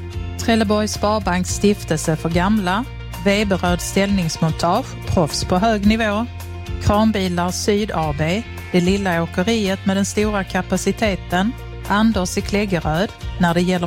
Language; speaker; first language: Swedish; native; Swedish